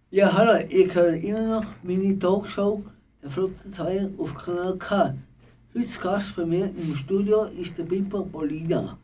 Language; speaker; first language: German; native; German